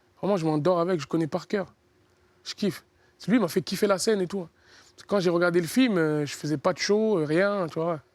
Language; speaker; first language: French; early bilingual, other home language; Lingala